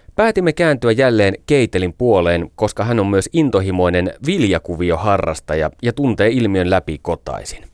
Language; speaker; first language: Finnish; native; Finnish